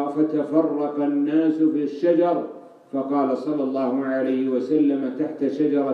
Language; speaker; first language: Arabic; native; Arabic